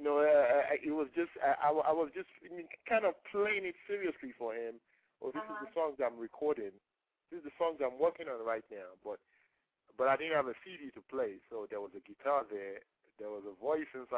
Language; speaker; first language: English; non-native, local second language; Yoruba